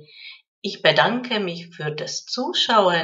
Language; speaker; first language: German; non-native, fluent; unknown